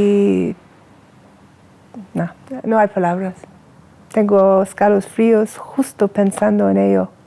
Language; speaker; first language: Spanish; non-native, fluent; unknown